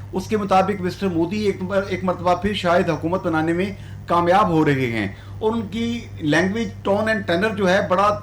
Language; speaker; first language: Urdu; non-native, local second language; Punjabi